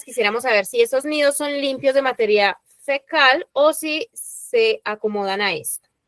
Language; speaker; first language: Spanish; native; Spanish